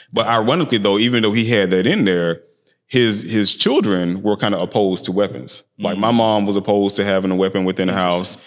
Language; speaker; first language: English; native; English